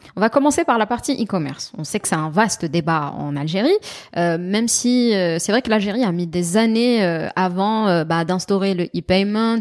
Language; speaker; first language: French; non-native, local second language; Arabic